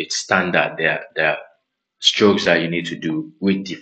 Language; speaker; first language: English; non-native, local second language; Ewe